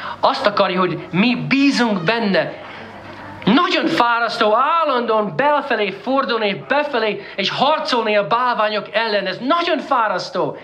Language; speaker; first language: Hungarian; non-native, fluent; English